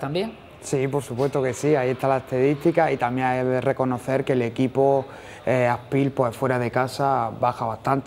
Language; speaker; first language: Spanish; native; Spanish